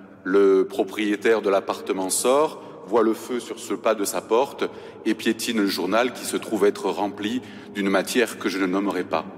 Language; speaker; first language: French; native; French